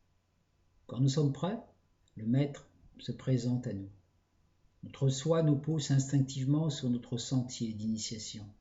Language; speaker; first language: French; native; French